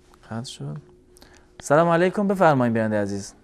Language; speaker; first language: Persian; native; Persian